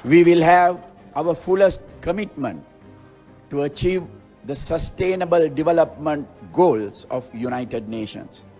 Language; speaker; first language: English; non-native, local second language; Sinhala